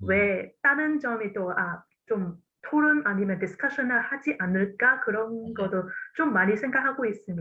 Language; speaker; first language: Korean; non-native, fluent; Cantonese